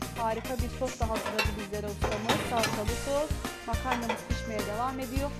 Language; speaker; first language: Turkish; non-native, local second language; Arabic